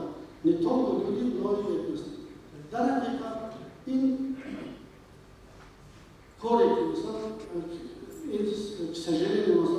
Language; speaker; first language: Russian; non-native, local second language; Tajik